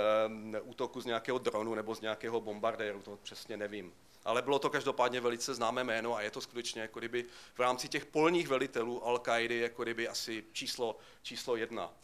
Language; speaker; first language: Czech; native; Czech